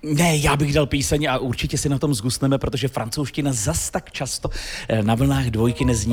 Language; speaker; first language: Czech; native; Czech